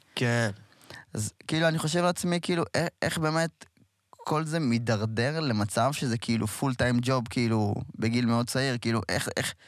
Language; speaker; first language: Hebrew; native; Hebrew